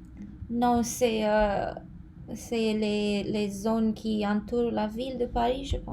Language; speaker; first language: French; non-native, fluent; Romanian